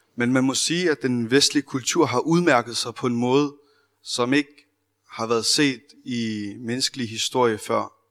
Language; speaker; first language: Danish; early bilingual, other home language; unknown